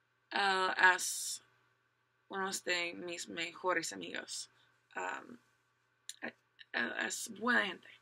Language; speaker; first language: Spanish; non-native, learner; English